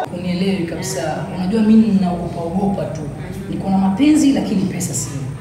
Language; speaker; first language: Swahili; native; Swahili